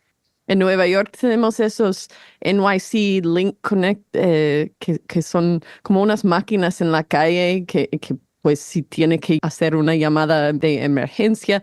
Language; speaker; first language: Spanish; non-native, fluent; English